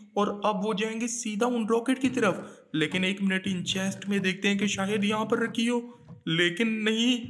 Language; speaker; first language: Hindi; native; Hindi